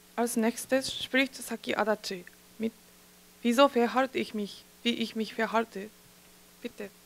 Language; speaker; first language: German; non-native, fluent; Japanese